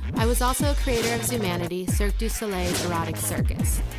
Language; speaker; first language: English; native; English